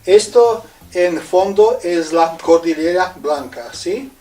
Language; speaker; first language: Spanish; non-native, fluent; Slovak